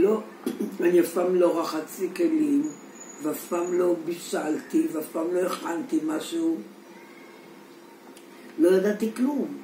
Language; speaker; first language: Hebrew; non-native, fluent; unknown